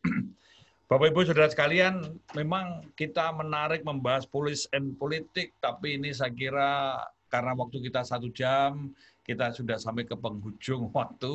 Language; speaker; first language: Indonesian; native; Indonesian